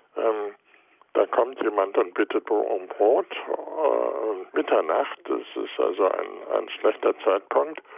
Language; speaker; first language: German; native; German